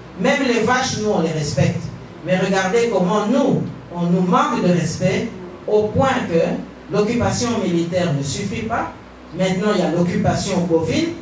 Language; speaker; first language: French; non-native, local second language; Kongo